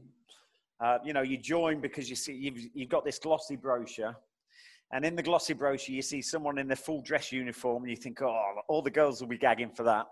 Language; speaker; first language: English; native; English